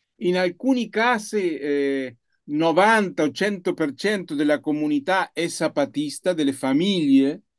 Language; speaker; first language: Italian; non-native, learner; Spanish